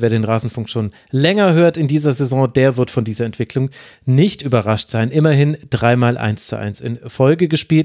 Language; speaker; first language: German; native; German